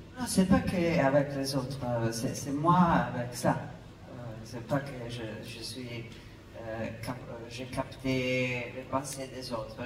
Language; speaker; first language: French; non-native, fluent; Italian